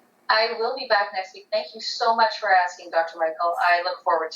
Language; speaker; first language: English; native; English